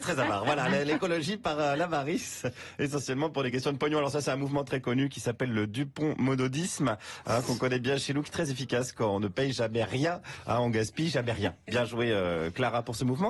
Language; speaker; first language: French; native; French